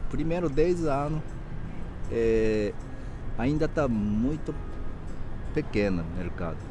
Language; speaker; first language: Portuguese; non-native, fluent; Japanese